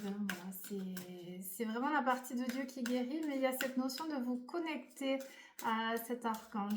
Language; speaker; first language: French; native; French